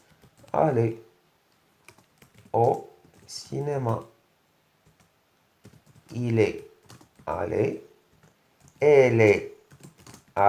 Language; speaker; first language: French; non-native, local second language; Arabic